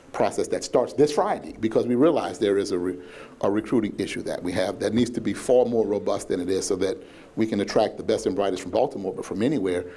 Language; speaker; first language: English; native; English